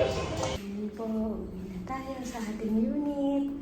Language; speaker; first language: Filipino; native; Filipino